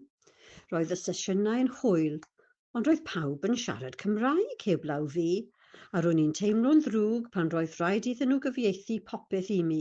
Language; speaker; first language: Welsh; non-native, fluent; English